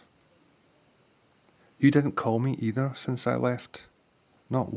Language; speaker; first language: English; native; English